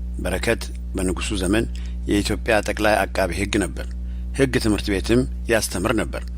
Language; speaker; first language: Amharic; native; Amharic